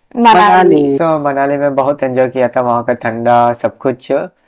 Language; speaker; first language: Hindi; non-native, local second language; Bangla